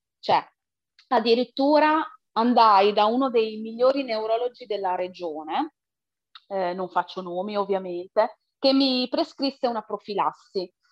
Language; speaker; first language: Italian; native; Italian